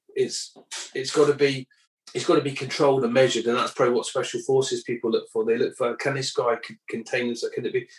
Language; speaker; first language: English; native; English